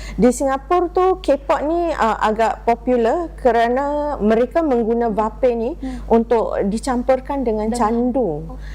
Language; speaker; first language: Malay; native; Malay